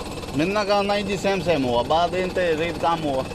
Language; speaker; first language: Arabic; non-native, learner; Urdu